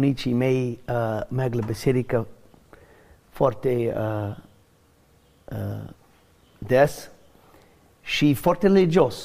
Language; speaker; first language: Romanian; non-native, learner; English